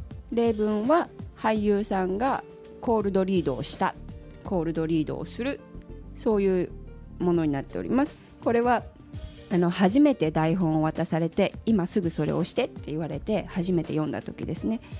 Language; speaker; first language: Japanese; native; Japanese